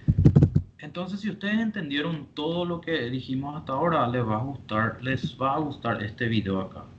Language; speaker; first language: Spanish; native; Spanish